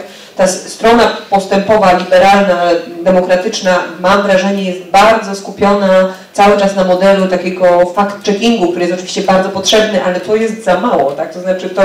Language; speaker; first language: Polish; native; Polish